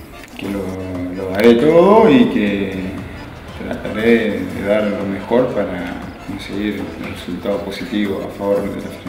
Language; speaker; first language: Italian; non-native, learner; Spanish